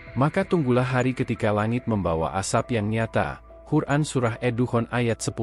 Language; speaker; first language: Indonesian; native; Indonesian